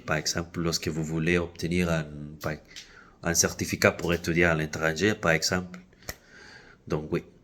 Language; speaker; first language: French; non-native, fluent; Spanish